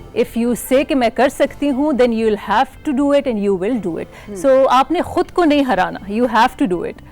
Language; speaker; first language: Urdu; non-native, local second language; Khowar